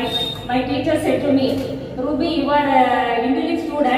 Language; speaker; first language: English; non-native, learner; Tamil